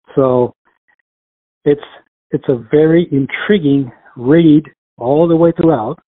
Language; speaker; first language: English; early bilingual, other home language; Spanish